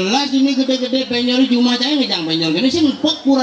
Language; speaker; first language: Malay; non-native, local second language; Balinese